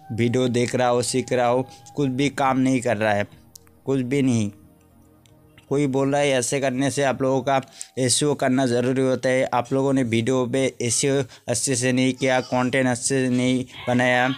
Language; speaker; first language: Hindi; non-native, local second language; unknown